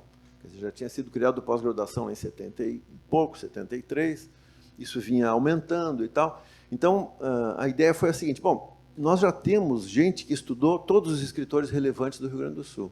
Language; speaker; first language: Portuguese; native; Portuguese